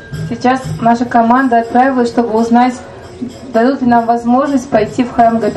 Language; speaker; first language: Russian; native; Russian